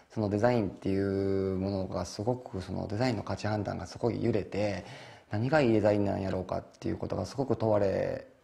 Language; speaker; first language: Japanese; native; Japanese